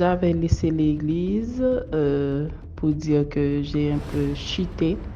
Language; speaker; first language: French; non-native, local second language; Haitian Creole